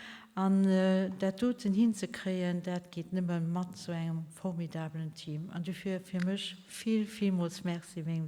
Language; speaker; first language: German; native; German